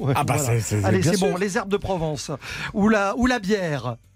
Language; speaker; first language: French; native; French